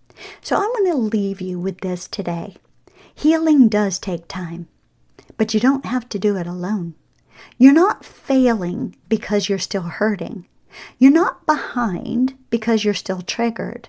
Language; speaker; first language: English; native; English